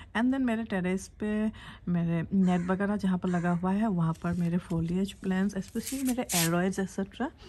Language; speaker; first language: Hindi; non-native, local second language; Assamese